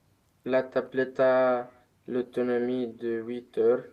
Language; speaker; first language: French; non-native, learner; Romanian